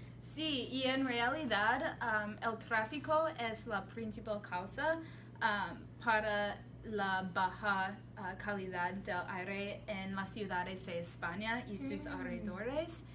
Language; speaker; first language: Spanish; non-native, learner; English